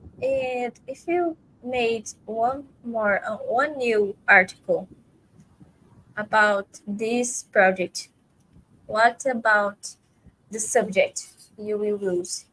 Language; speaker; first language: English; non-native, fluent; Portuguese